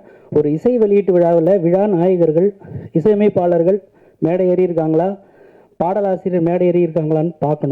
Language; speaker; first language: Tamil; native; Tamil